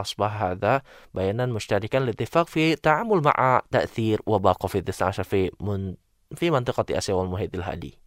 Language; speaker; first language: Arabic; non-native, fluent; Indonesian